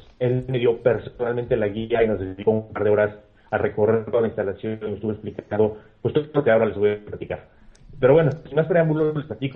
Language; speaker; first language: Spanish; native; Spanish